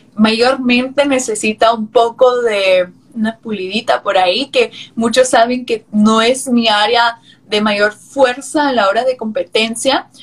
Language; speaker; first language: Spanish; early bilingual, heritage; Spanish